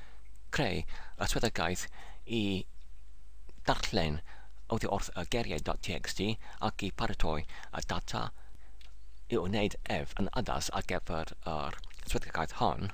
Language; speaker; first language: Welsh; non-native, learner; English